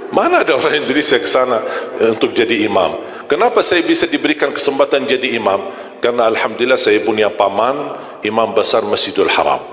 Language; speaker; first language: Malay; non-native, fluent; Arabic